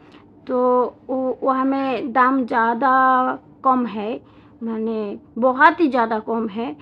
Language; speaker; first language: Hindi; non-native, learner; Bangla